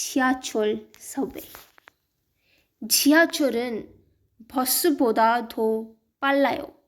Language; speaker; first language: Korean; non-native, learner; Hindi